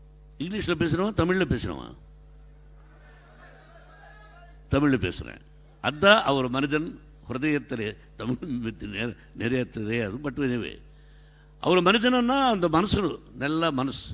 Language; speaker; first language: Tamil; non-native, learner; Telugu